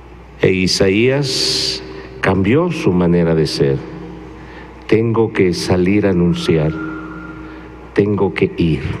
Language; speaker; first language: Spanish; native; Spanish